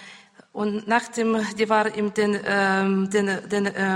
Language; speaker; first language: German; non-native, learner; Russian